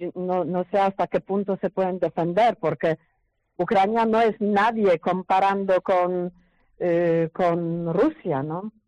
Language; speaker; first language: Spanish; non-native, fluent; Polish